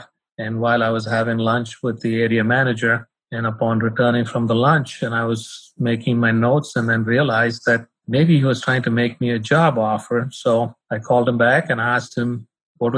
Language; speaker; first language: English; non-native, local second language; Tamil